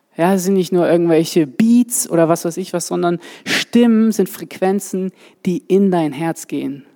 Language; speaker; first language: German; native; German